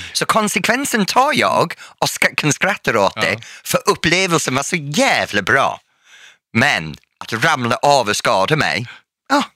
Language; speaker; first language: Swedish; non-native, fluent; English